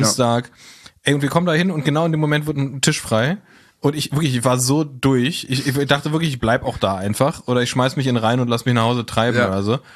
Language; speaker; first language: German; native; German